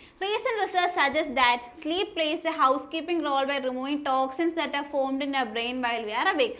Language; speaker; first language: English; non-native, local second language; Malayalam